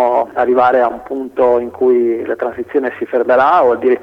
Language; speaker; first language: Italian; native; Italian